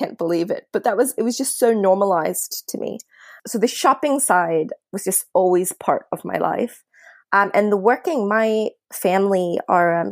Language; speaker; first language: English; native; English